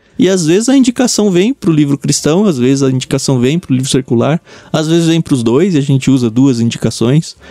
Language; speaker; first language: Portuguese; native; Portuguese